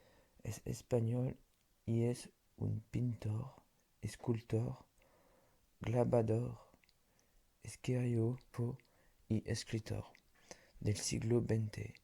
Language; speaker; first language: Spanish; non-native, learner; French